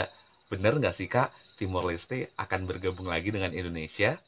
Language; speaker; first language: Indonesian; native; Indonesian